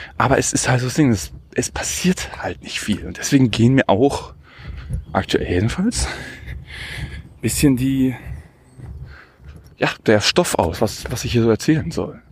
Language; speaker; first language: German; native; German